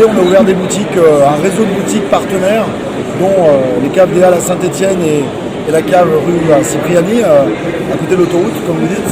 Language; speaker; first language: French; native; French